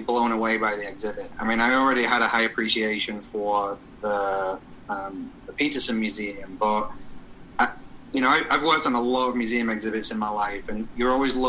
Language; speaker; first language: English; native; English